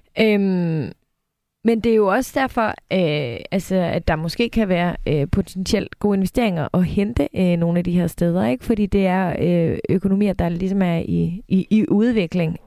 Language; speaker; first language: Danish; native; Danish